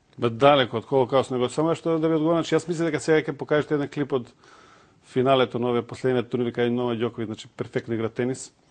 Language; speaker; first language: Macedonian; non-native, local second language; Serbian